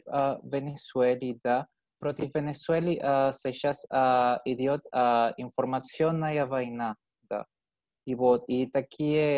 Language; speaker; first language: Russian; non-native, learner; Spanish